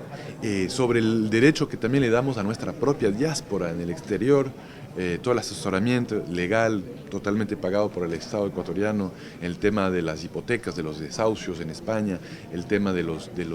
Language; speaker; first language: Spanish; native; Spanish